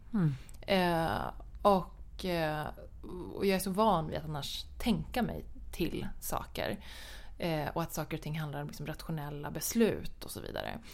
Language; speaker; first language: Swedish; native; Swedish